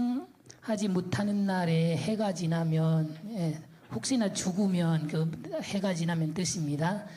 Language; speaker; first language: Korean; non-native, learner; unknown